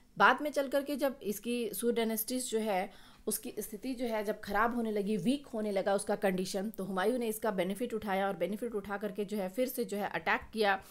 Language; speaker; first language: Hindi; native; Hindi